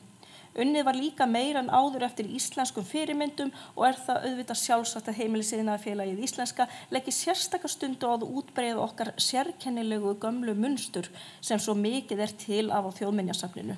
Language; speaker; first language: Icelandic; native; Icelandic